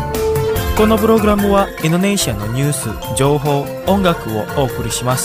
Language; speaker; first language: Japanese; non-native, fluent; Indonesian